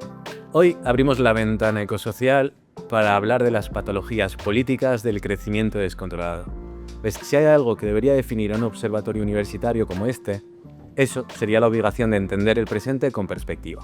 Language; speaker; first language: Spanish; native; Spanish